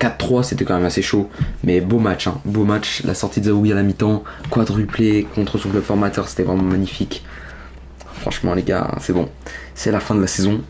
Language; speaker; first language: French; native; French